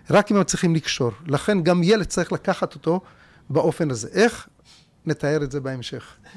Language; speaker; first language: Hebrew; early bilingual, other home language; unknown